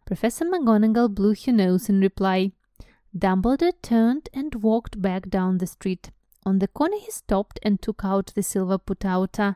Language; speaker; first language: English; non-native, fluent; Russian